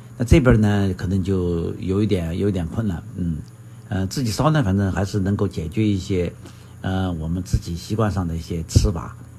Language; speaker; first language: Chinese; native; Chinese